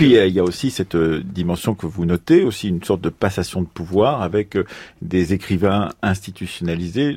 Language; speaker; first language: French; native; French